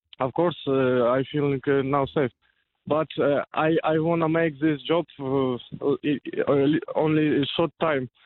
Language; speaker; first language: English; non-native, learner; Ukrainian